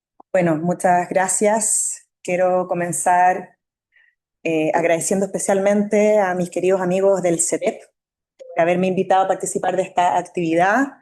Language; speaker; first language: Spanish; native; Spanish